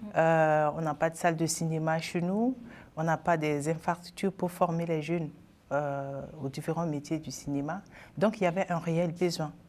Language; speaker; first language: French; non-native, local second language; Sango